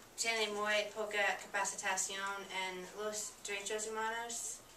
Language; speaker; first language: Spanish; non-native, learner; English